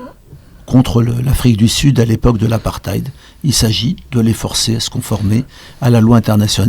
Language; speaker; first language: French; native; French